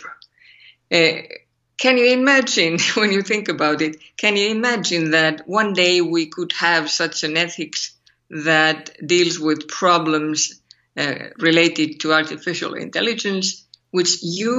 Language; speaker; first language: English; non-native, fluent; Finnish